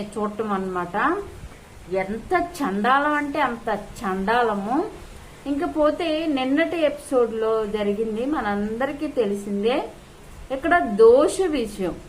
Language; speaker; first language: Telugu; native; Telugu